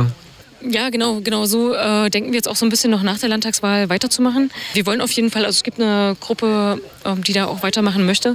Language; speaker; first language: German; native; German